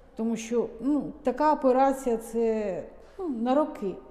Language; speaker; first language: Ukrainian; native; Ukrainian